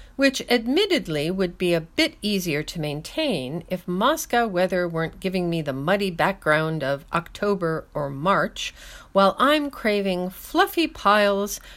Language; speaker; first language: English; native; English